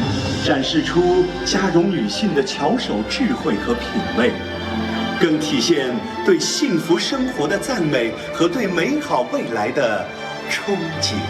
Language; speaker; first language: Chinese; native; Chinese